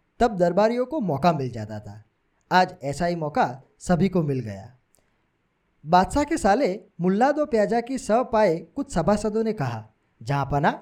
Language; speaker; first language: Hindi; non-native, local second language; Gujarati